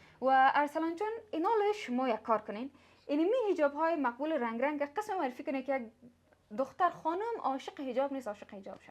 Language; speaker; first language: Persian; native; Persian